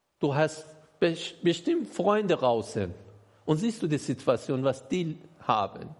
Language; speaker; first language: German; non-native, learner; Persian